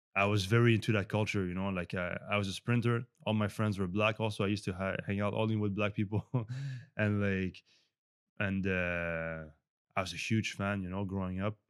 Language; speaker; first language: English; non-native, fluent; French